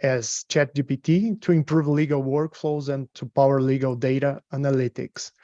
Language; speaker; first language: English; non-native, fluent; Portuguese